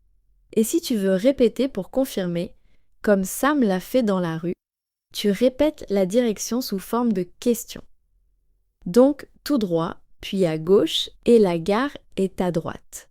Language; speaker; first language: French; native; French